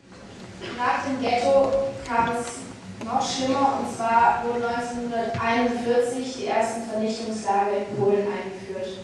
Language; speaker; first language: German; native; German